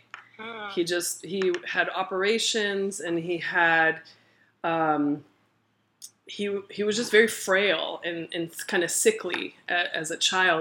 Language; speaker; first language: English; early bilingual, other home language; Portuguese